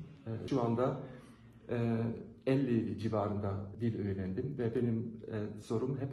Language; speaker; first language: Turkish; non-native, fluent; Dutch